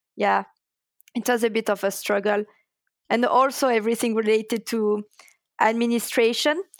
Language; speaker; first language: English; non-native, fluent; French